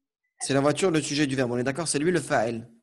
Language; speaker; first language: French; native; French